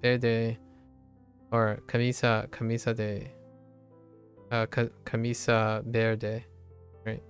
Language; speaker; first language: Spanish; non-native, learner; English